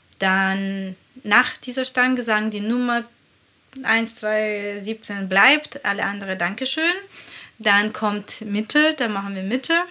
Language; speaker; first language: German; non-native, fluent; Latvian